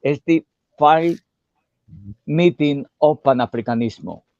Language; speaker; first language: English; non-native, learner; Portuguese